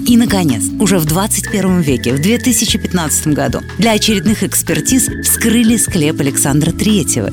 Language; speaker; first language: Russian; native; Russian